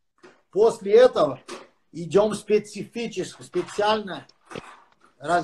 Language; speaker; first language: Russian; non-native, fluent; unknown